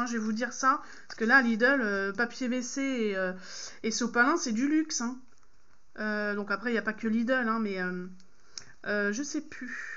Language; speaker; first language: French; native; French